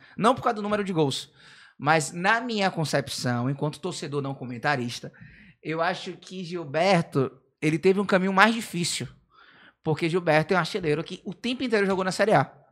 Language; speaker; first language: Portuguese; native; Portuguese